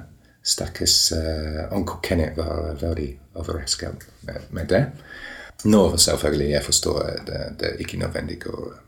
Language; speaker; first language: Norwegian; non-native, learner; English